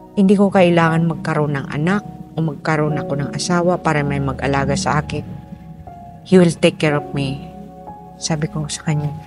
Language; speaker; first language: Filipino; non-native, local second language; Bikol